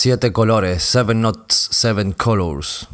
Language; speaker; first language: English; non-native, learner; Spanish